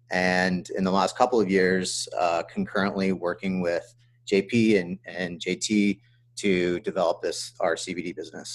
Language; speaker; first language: English; native; English